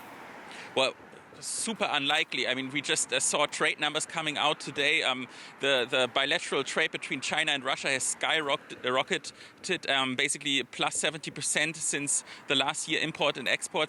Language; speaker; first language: English; non-native, fluent; German